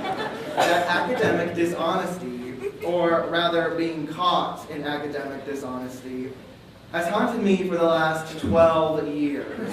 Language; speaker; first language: English; native; English